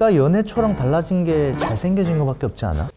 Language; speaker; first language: Korean; native; Korean